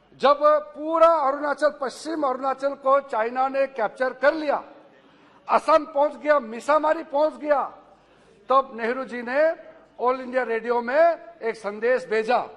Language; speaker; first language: Hindi; non-native, local second language; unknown